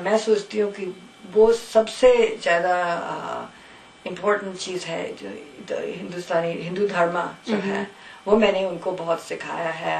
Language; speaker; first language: Hindi; early bilingual, heritage; Hindi